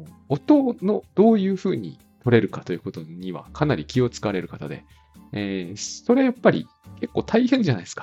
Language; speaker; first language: Japanese; native; Japanese